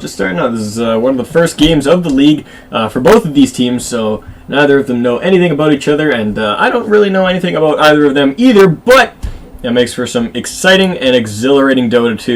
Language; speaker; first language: English; native; English